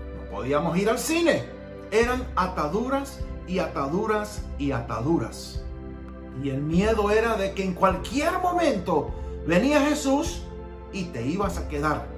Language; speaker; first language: Spanish; early bilingual, heritage; Spanish